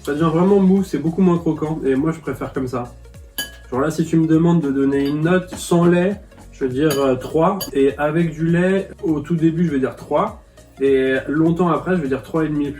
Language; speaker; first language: French; native; French